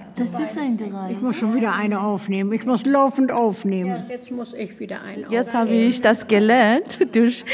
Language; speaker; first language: German; non-native, fluent; Persian